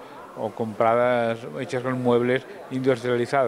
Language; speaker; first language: Spanish; native; Spanish